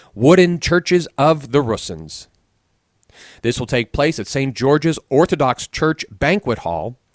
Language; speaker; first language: English; native; English